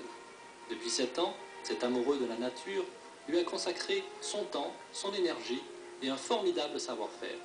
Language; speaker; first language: French; native; French